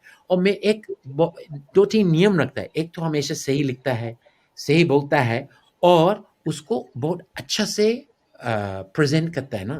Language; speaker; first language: Hindi; non-native, fluent; English